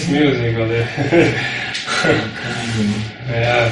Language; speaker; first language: German; non-native, learner; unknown